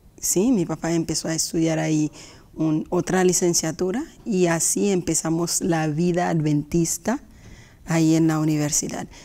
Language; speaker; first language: Spanish; non-native, fluent; Haitian Creole